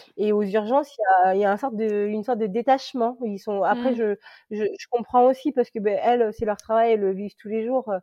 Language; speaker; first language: French; early bilingual, other home language; Lingala